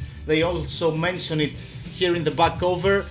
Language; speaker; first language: English; non-native, fluent; Greek